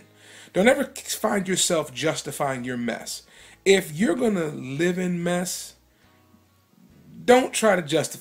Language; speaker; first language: English; native; English